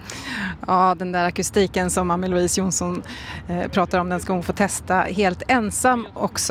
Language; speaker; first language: Swedish; native; Swedish